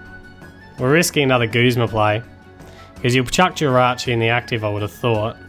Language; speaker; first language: English; native; English